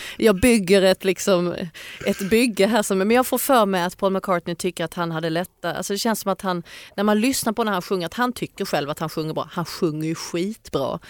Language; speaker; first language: Swedish; native; Swedish